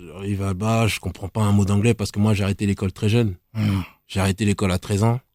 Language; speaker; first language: French; native; French